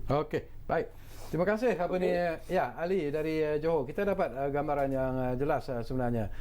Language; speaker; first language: Malay; native; Malay